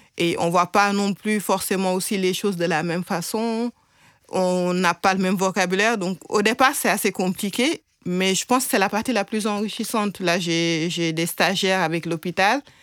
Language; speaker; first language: French; non-native, local second language; Wolof